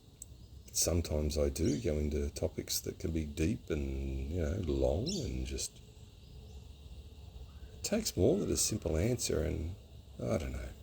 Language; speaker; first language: English; native; English